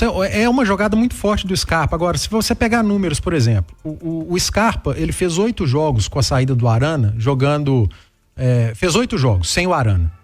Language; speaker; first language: Portuguese; native; Portuguese